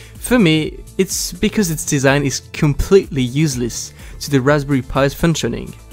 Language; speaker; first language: English; non-native, fluent; French